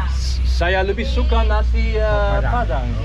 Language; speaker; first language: Indonesian; non-native, learner; German